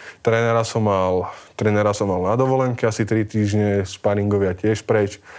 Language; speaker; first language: Slovak; native; Slovak